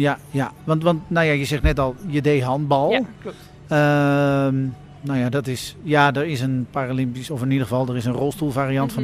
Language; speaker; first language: Dutch; native; Dutch